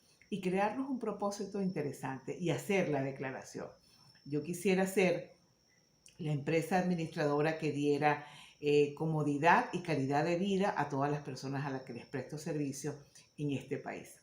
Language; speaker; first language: Spanish; native; Spanish